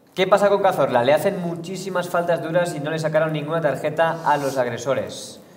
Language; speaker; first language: Spanish; non-native, local second language; Catalan